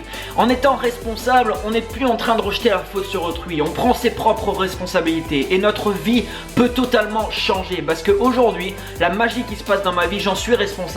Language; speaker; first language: French; native; French